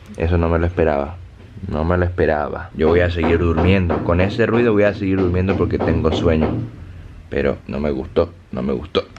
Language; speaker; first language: Spanish; native; Spanish